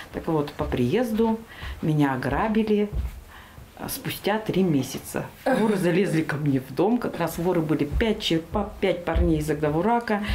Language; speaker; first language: Russian; native; Russian